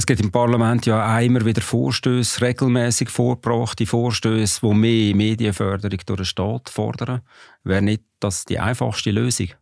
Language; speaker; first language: German; native; German